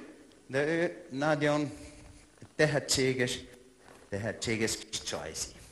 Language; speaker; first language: Hungarian; non-native, learner; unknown